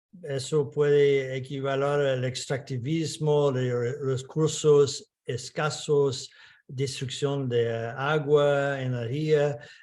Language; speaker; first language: Spanish; non-native, fluent; English